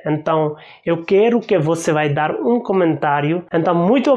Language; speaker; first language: Portuguese; non-native, learner; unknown